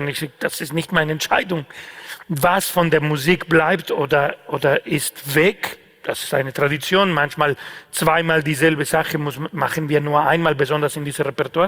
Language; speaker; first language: German; non-native, fluent; Spanish